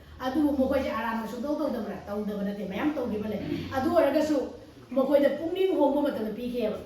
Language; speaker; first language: Manipuri; native; Manipuri